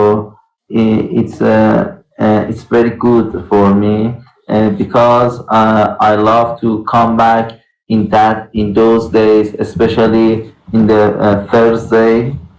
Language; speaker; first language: English; non-native, learner; Persian